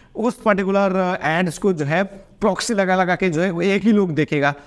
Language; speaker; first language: Hindi; non-native, local second language; Bangla